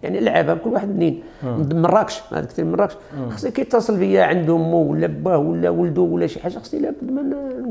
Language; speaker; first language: Arabic; native; Arabic